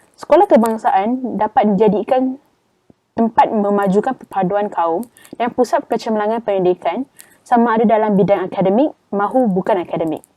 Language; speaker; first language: Malay; native; Malay